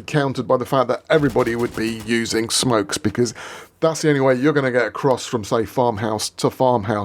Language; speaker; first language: English; native; English